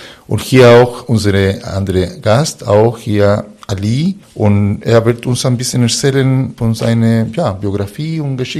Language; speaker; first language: German; non-native, fluent; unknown